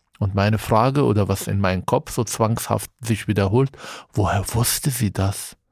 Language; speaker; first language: German; non-native, fluent; Arabic